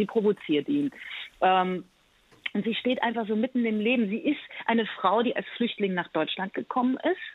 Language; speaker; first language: German; early bilingual, other home language; Persian